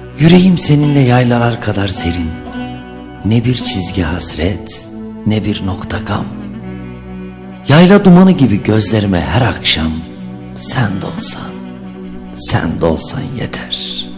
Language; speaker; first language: Turkish; native; Turkish